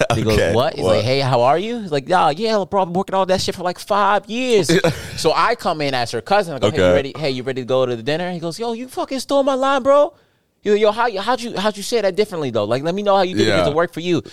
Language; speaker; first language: English; native; English